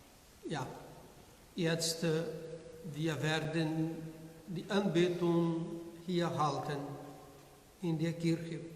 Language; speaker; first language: German; non-native, learner; Portuguese